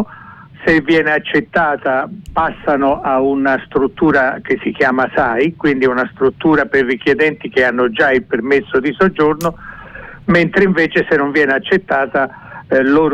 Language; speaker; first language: Italian; native; Italian